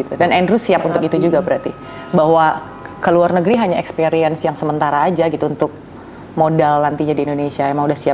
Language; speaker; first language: Indonesian; native; Indonesian